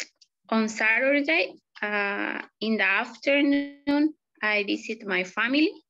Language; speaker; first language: English; non-native, learner; Spanish